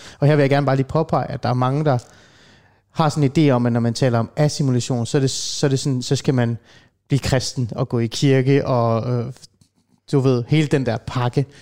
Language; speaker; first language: Danish; early bilingual, other home language; Persian